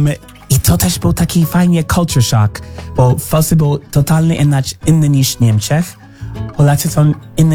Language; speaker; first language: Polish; non-native, learner; English